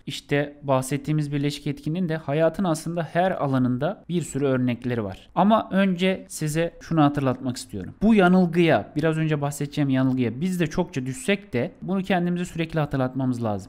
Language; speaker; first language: Turkish; native; Turkish